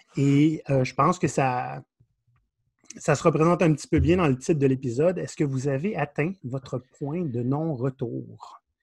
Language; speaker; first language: French; native; French